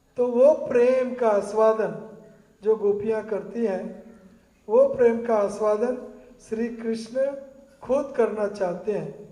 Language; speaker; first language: Hindi; non-native, learner; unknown